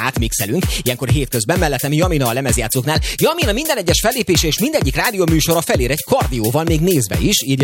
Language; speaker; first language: Hungarian; native; Hungarian